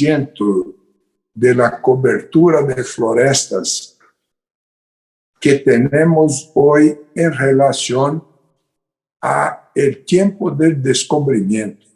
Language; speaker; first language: Spanish; non-native, fluent; Portuguese